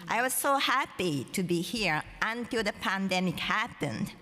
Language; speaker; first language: English; non-native, fluent; Japanese